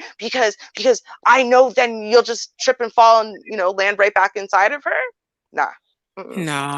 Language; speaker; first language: English; native; English